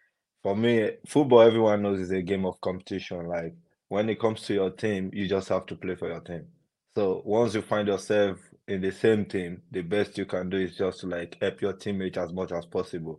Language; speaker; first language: English; non-native, local second language; Yoruba